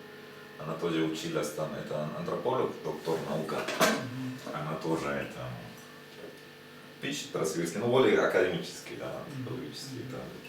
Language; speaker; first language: Russian; non-native, learner; Spanish